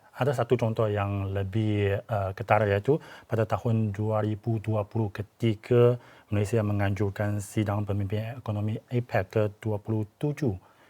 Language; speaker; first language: Malay; non-native, fluent; Chinese